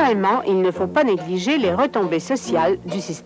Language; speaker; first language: French; native; French